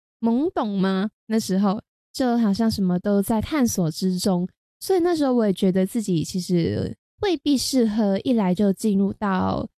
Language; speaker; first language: Chinese; non-native, local second language; Cantonese